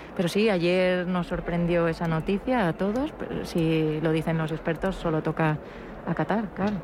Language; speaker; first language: Spanish; native; Spanish